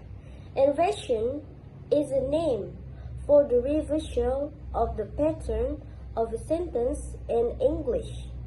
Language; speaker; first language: English; non-native, learner; Indonesian